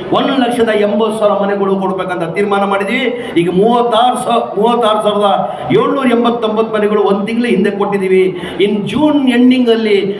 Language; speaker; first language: Kannada; non-native, local second language; Urdu